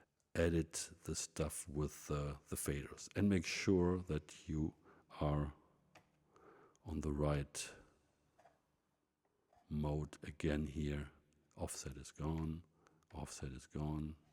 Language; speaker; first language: English; non-native, fluent; German